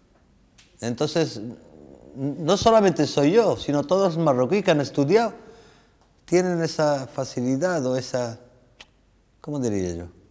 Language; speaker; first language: Spanish; non-native, fluent; Arabic